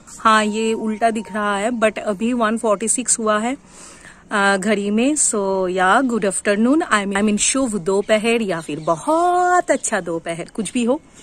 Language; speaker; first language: Hindi; non-native, local second language; Bangla